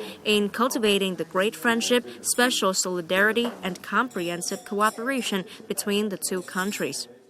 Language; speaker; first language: English; non-native, fluent; Vietnamese